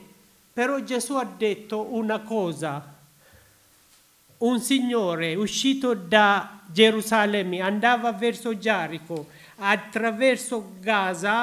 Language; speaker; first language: Italian; non-native, learner; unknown